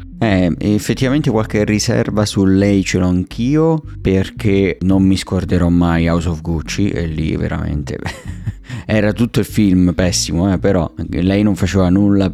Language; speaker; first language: Italian; native; Italian